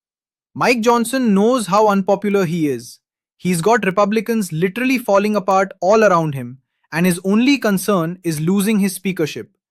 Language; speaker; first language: English; native; English